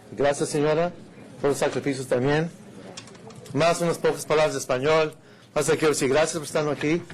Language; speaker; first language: Spanish; non-native, learner; English